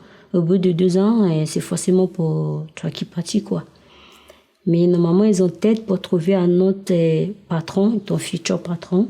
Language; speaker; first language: French; non-native, learner; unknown